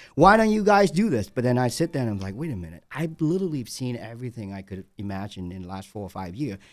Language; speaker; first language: English; non-native, fluent; Vietnamese